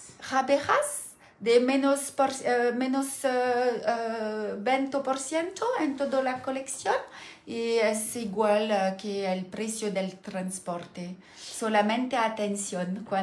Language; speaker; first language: Spanish; non-native, learner; French